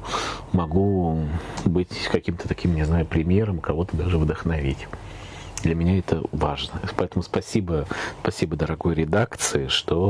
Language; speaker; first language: Russian; native; Russian